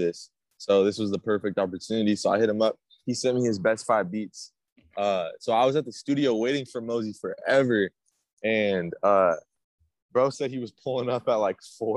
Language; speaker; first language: English; native; English